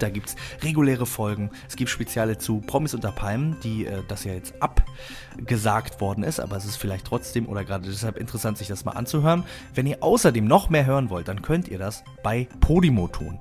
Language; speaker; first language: German; native; German